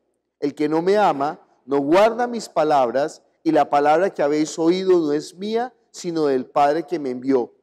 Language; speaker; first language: Spanish; native; Spanish